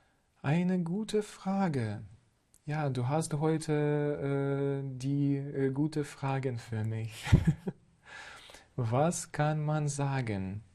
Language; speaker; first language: German; non-native, fluent; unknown